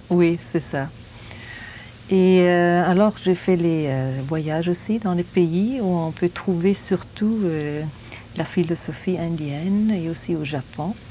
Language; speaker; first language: French; non-native, fluent; German